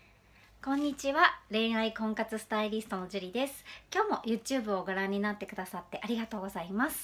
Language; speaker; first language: Japanese; native; Japanese